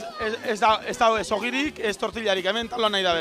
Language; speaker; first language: Basque; native; Basque